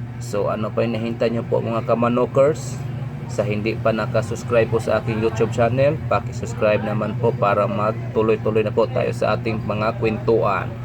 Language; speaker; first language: Filipino; native; Filipino